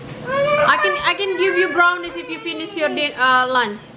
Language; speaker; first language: English; non-native, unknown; Indonesian